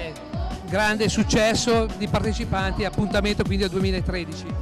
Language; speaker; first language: Italian; native; Italian